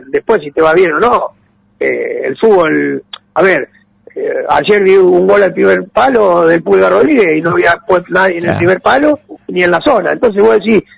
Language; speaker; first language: Spanish; native; Spanish